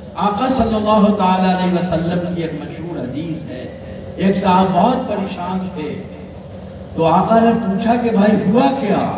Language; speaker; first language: Urdu; native; Urdu